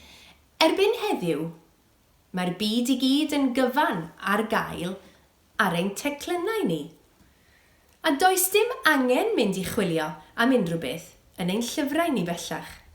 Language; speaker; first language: Welsh; native; Welsh